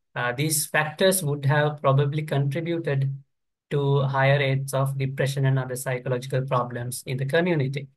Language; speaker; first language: English; non-native, local second language; Sinhala